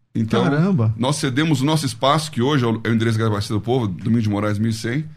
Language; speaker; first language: Portuguese; native; Portuguese